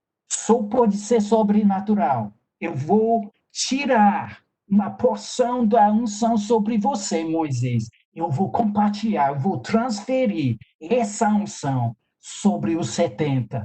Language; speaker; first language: Portuguese; non-native, fluent; English